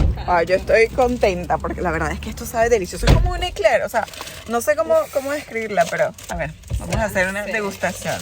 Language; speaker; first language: Spanish; native; Spanish